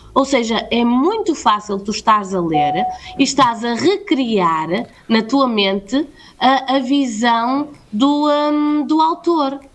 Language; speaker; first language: Portuguese; native; Portuguese